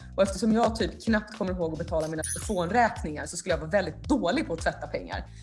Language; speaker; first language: Swedish; early bilingual, other home language; Finnish